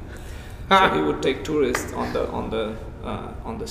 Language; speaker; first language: English; non-native, fluent; Romanian